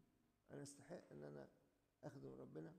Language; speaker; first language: Arabic; native; Arabic